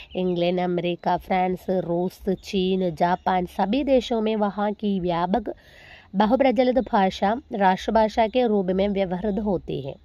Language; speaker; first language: Hindi; non-native, local second language; Malayalam